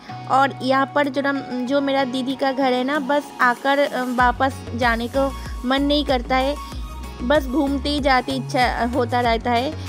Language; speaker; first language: Hindi; non-native, local second language; Bangla